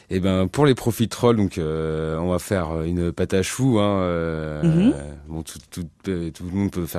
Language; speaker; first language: French; native; French